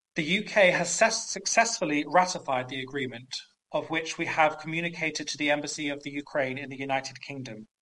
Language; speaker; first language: English; native; English